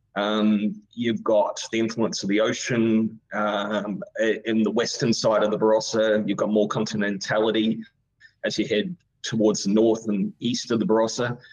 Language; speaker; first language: English; native; English